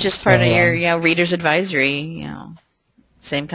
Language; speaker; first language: English; native; English